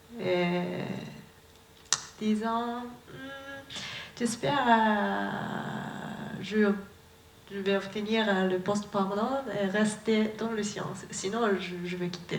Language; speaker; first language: French; non-native, learner; Japanese